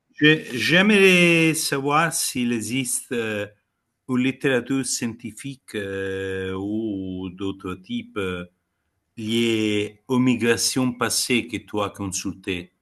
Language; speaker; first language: French; non-native, fluent; Italian